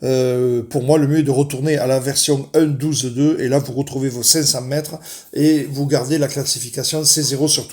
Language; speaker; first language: French; native; French